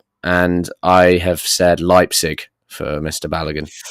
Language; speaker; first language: English; native; English